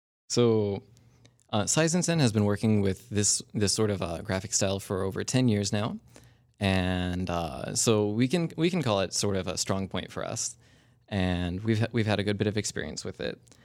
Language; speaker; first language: English; native; English